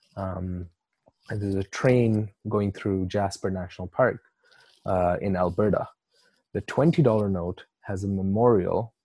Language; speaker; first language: English; non-native, local second language; Urdu